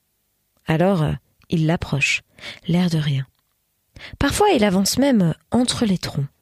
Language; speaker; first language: French; native; French